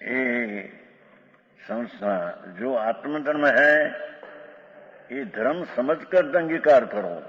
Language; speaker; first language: Hindi; non-native, local second language; Gujarati